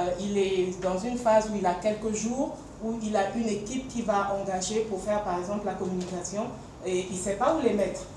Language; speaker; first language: French; non-native, local second language; Bambara